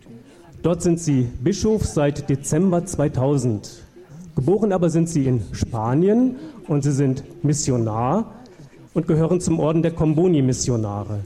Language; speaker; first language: German; native; German